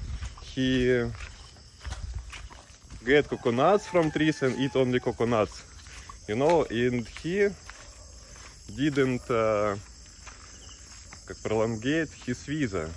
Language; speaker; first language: English; non-native, learner; Russian